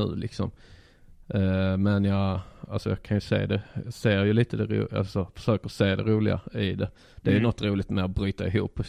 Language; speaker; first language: Swedish; native; Swedish